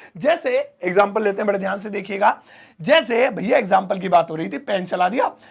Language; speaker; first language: Hindi; native; Hindi